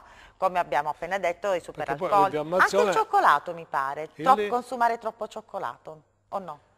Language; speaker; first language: Italian; native; Italian